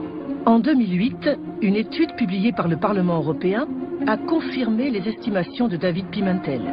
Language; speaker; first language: French; native; French